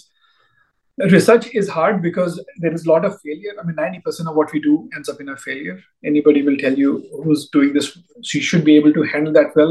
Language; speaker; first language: English; non-native, local second language; Hindi